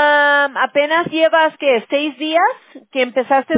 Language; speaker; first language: Spanish; early bilingual, heritage; Spanish